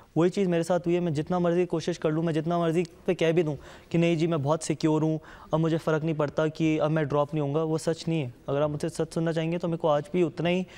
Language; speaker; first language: Hindi; native; Hindi